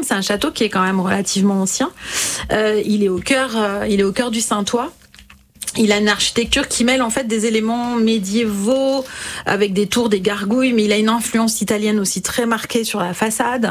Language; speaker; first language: French; native; French